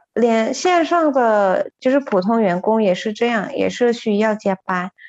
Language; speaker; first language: Chinese; non-native, fluent; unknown